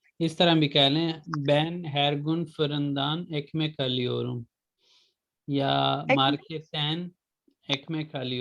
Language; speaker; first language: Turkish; non-native, learner; Urdu